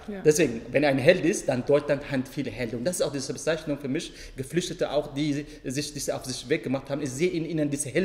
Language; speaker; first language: German; non-native, fluent; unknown